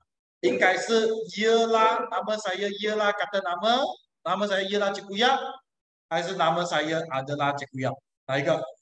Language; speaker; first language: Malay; non-native, local second language; Chinese